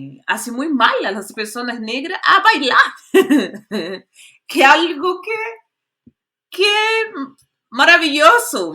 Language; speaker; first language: Spanish; non-native, fluent; Portuguese